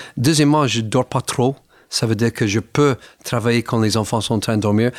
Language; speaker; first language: French; non-native, fluent; English